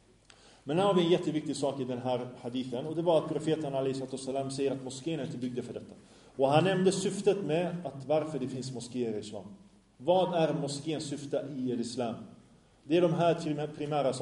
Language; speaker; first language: Swedish; early bilingual, other home language; Arabic